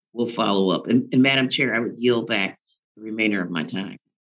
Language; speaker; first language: English; native; English